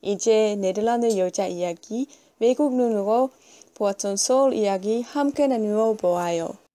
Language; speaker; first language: Korean; non-native, learner; Dutch